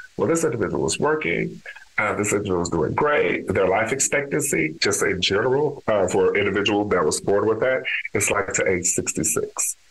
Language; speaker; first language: English; native; English